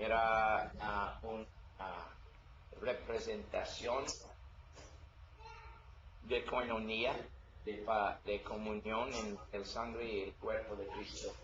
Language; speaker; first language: Spanish; non-native, learner; English